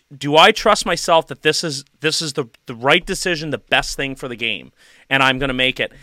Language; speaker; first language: English; native; English